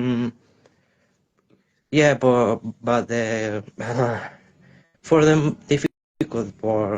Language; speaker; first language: English; non-native, learner; Spanish